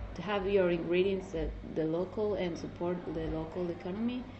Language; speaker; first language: English; non-native, fluent; Spanish